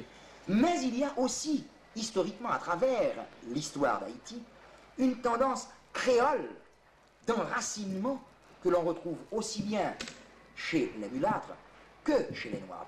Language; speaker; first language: French; native; French